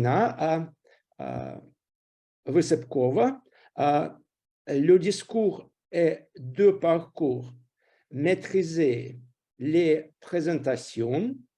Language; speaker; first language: French; non-native, fluent; Russian